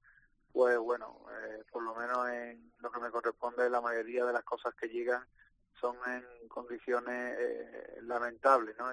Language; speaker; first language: Spanish; native; Spanish